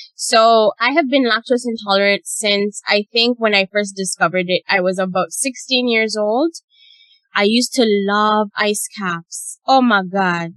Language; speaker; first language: English; non-native, local second language; Ganda